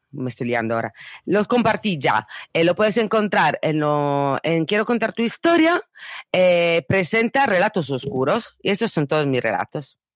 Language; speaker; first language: Spanish; non-native, fluent; Italian